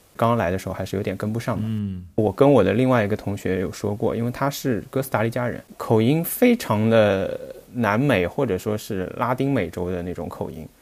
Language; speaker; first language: Chinese; native; Chinese